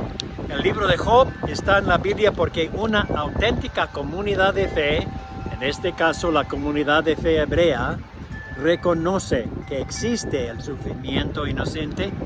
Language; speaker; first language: Spanish; non-native, fluent; English